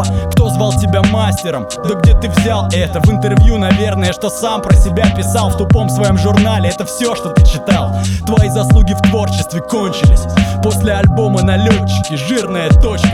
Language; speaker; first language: Russian; native; Russian